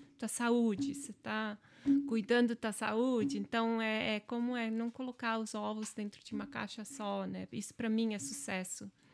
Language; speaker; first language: Portuguese; non-native, local second language; German